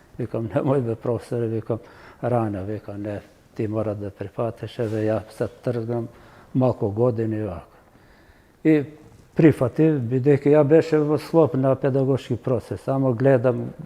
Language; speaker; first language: Macedonian; native; Macedonian